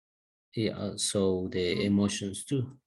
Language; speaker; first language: English; non-native, learner; Spanish